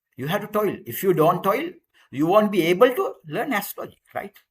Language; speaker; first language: English; non-native, local second language; Sinhala